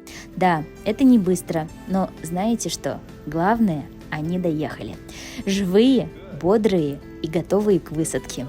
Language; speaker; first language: Russian; native; Russian